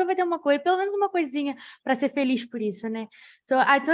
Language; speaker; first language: Portuguese; native; Portuguese